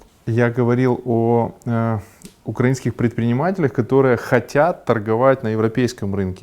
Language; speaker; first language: Russian; native; Russian